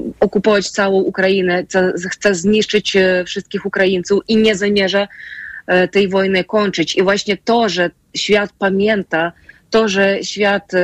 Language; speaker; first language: Polish; non-native, fluent; Ukrainian